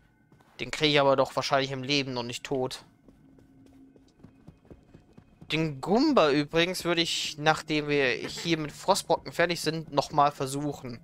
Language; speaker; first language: German; native; German